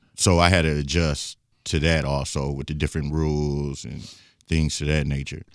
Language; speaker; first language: English; native; English